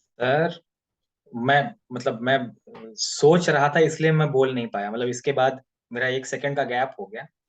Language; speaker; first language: Hindi; native; Hindi